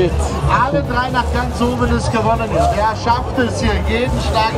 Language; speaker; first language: German; native; German